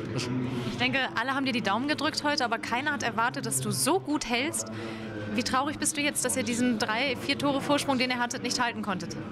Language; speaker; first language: German; native; German